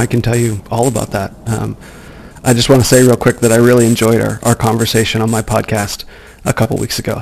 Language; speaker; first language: English; native; English